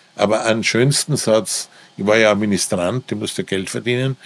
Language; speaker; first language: German; native; German